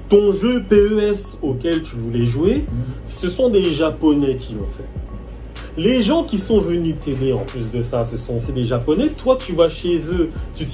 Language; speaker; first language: French; native; French